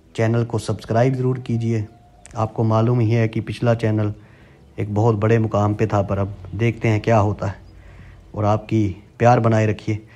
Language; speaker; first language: Hindi; non-native, local second language; Punjabi